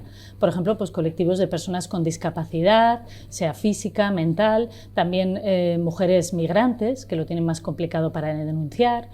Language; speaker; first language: Spanish; native; Spanish